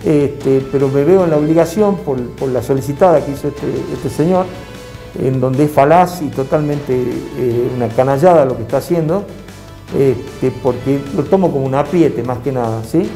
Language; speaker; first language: Spanish; native; Spanish